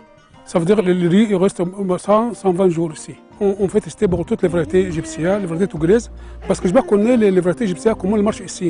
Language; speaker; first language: French; non-native, learner; Arabic